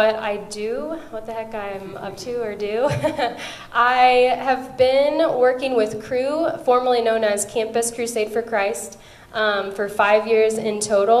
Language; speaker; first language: English; native; English